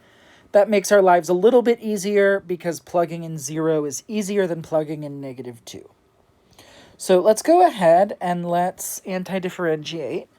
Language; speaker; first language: English; native; English